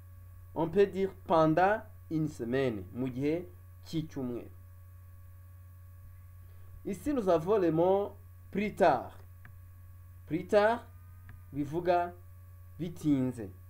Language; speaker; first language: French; non-native, local second language; Kinyarwanda